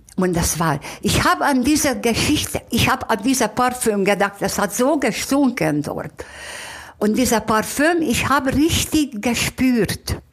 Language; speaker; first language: German; non-native, fluent; Hungarian